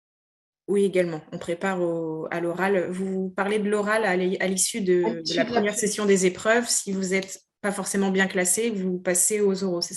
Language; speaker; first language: French; native; French